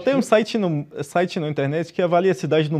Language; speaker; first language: Portuguese; non-native, fluent; Arabic